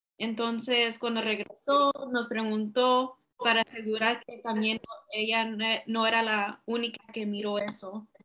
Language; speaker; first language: Spanish; early bilingual, heritage; Spanish